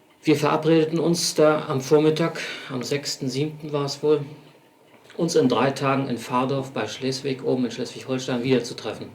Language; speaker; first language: German; native; German